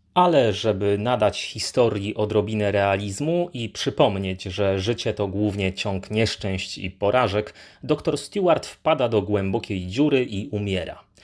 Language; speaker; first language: Polish; native; Polish